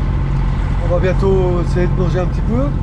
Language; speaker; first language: French; native; French